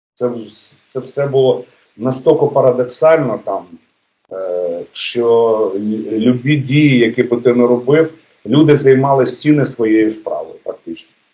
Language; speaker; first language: Ukrainian; native; Ukrainian